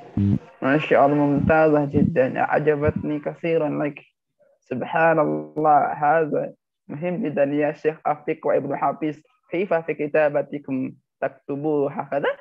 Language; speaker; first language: Arabic; non-native, learner; Indonesian